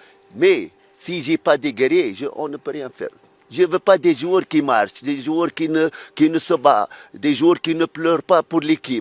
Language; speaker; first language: French; non-native, fluent; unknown